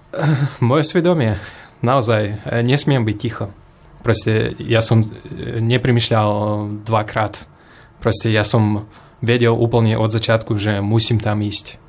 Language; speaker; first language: Slovak; non-native, fluent; Russian